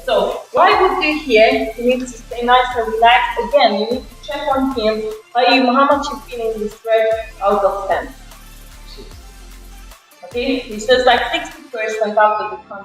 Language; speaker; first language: English; non-native, fluent; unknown